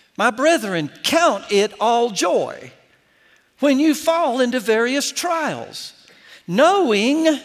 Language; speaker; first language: English; native; English